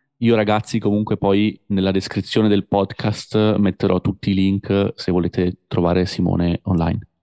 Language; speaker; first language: Italian; native; Italian